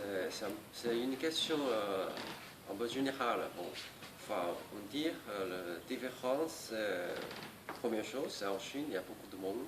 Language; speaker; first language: French; non-native, learner; Chinese